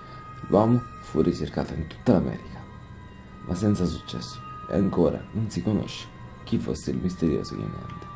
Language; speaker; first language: Italian; native; Italian